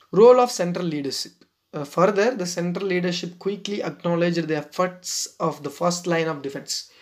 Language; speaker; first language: English; non-native, local second language; Tamil